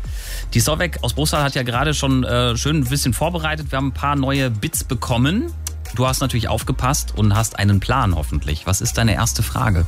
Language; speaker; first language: German; native; German